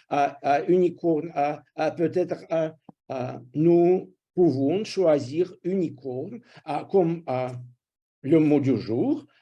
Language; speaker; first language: French; non-native, fluent; Russian